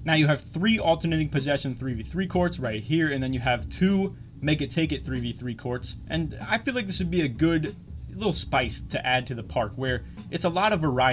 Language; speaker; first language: English; native; English